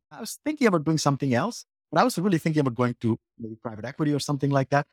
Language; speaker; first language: English; non-native, local second language; Bangla